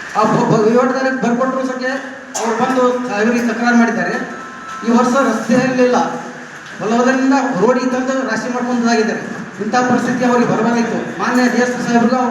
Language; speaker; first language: Kannada; native; Kannada